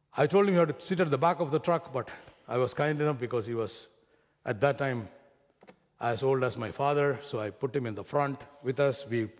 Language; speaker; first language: English; non-native, local second language; Malayalam